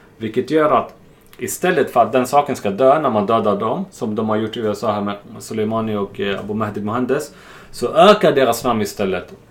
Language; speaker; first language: Swedish; non-native, fluent; Arabic